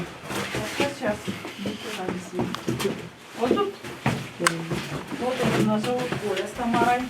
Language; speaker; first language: Russian; native; Russian